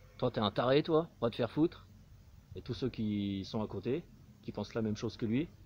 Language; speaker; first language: French; native; French